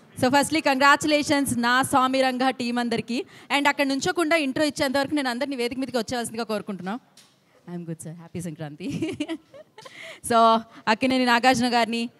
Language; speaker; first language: Telugu; native; Telugu